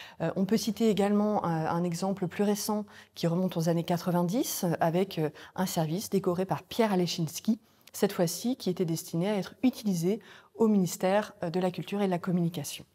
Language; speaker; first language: French; native; French